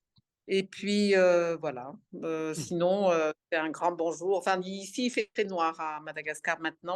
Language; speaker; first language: French; non-native, local second language; Malagasy